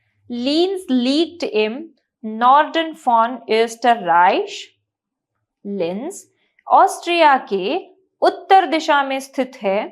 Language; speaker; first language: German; non-native, fluent; Hindi